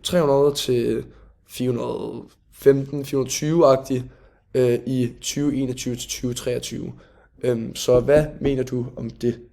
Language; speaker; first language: Danish; native; Danish